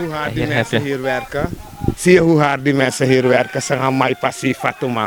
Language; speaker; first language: Dutch; non-native, local second language; Sranan Tongo